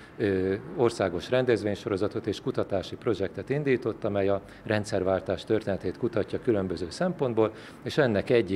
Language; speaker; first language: Hungarian; native; Hungarian